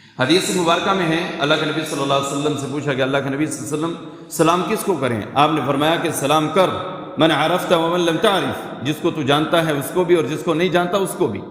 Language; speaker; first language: Urdu; non-native, local second language; Punjabi